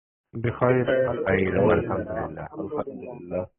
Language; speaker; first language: Arabic; non-native, learner; Urdu